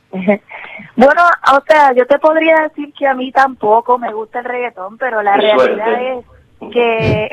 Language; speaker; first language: Spanish; native; Spanish